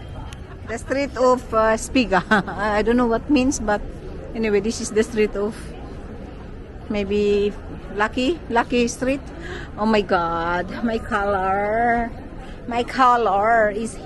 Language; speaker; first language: English; non-native, learner; Filipino